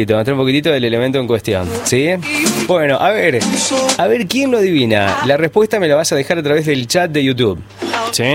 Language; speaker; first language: Spanish; native; Spanish